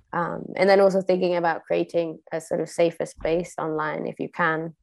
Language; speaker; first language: English; non-native, fluent; Swedish